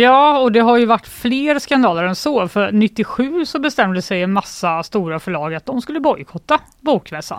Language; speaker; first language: Swedish; native; Swedish